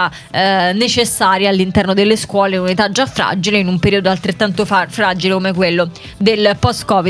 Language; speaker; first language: Italian; native; Italian